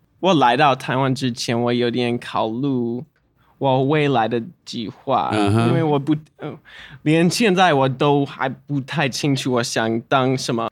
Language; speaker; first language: Chinese; non-native, learner; English